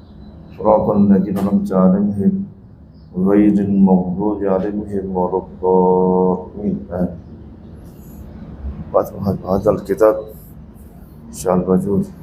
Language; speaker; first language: Arabic; non-native, fluent; Indonesian